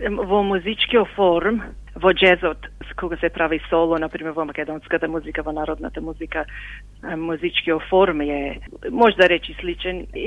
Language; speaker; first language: Macedonian; early bilingual, heritage; Macedonian